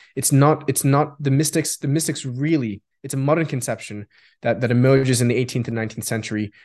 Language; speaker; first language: English; non-native, local second language; Yiddish